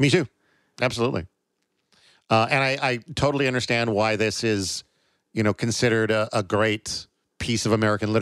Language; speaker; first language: English; native; English